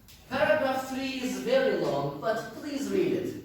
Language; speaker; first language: English; non-native, fluent; Turkish